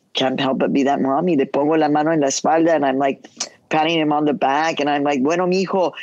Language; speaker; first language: English; early bilingual, other home language; Spanish